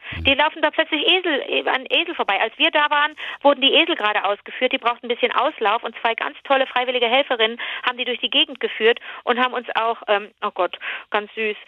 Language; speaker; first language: German; native; German